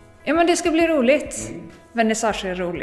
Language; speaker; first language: Swedish; native; Swedish